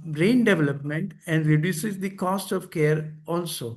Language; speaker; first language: English; non-native, local second language; Gujarati